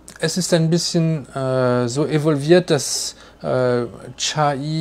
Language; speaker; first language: German; non-native, fluent; French